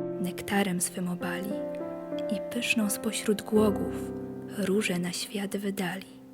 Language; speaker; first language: Polish; native; Polish